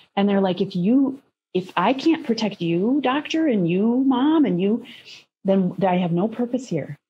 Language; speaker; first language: English; native; English